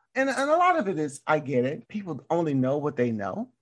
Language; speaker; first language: English; native; English